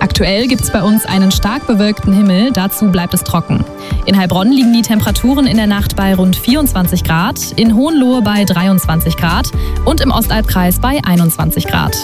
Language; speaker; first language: German; native; German